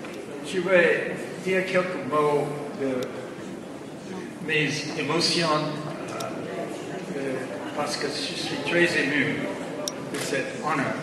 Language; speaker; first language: French; non-native, fluent; English